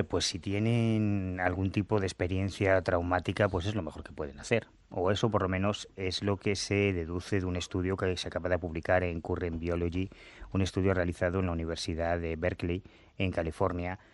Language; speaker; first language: Spanish; native; Spanish